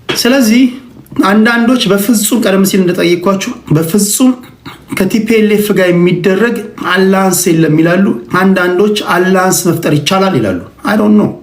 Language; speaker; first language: Amharic; native; Amharic